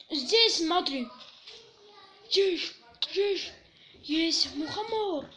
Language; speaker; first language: Russian; early bilingual, heritage; Russian